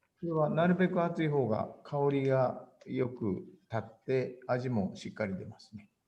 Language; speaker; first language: Japanese; native; Japanese